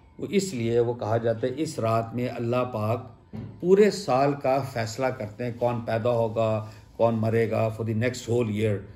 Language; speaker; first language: Urdu; native; Urdu